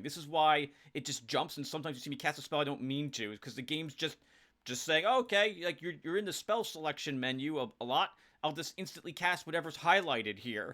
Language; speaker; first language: English; native; English